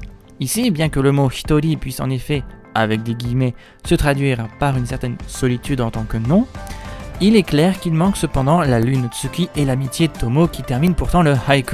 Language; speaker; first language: French; native; French